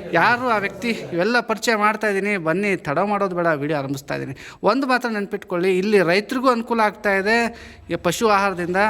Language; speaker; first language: Kannada; native; Kannada